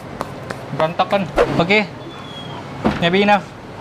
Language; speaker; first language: English; non-native, learner; Indonesian